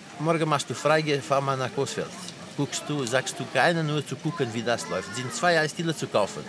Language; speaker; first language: German; non-native, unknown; Portuguese